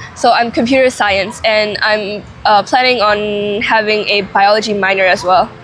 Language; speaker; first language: English; non-native, fluent; Burmese